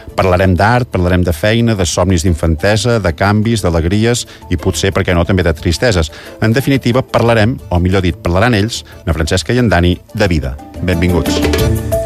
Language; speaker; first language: Catalan; native; Catalan